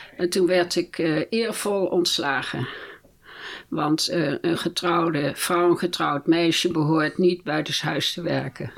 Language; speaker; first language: Dutch; native; Dutch